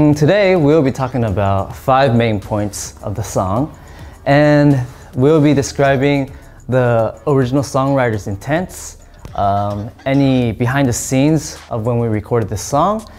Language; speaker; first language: English; early bilingual, other home language; Korean